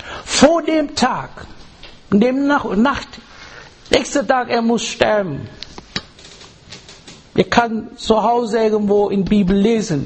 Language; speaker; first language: German; non-native, learner; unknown